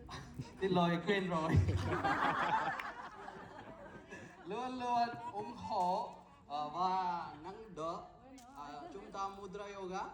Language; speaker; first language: Vietnamese; non-native, learner; Kannada